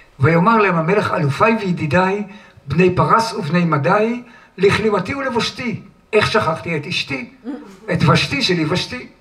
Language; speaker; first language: Hebrew; native; Hebrew